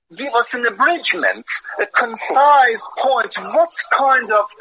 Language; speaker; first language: English; non-native, fluent; Persian